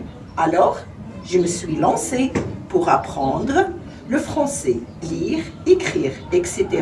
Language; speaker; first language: French; non-native, learner; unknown